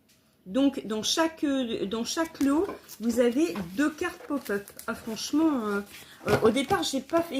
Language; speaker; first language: French; native; French